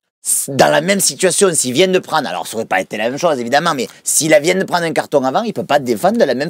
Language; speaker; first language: French; native; French